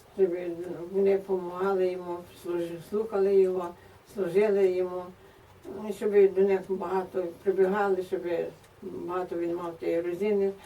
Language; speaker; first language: Ukrainian; native; Ukrainian